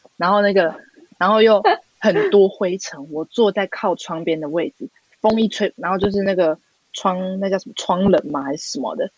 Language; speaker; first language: Chinese; native; Chinese